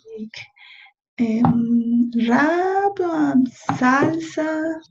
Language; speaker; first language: English; non-native, learner; Spanish